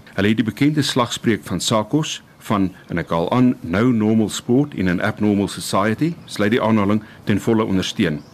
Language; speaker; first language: Afrikaans; native; Afrikaans